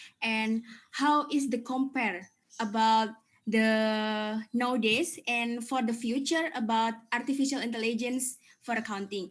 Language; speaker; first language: English; non-native, learner; Indonesian